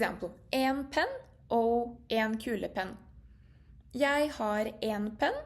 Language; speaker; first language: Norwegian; non-native, fluent; Portuguese